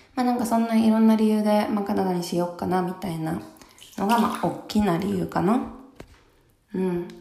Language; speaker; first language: Japanese; native; Japanese